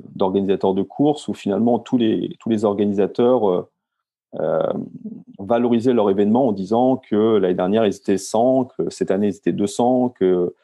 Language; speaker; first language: French; native; French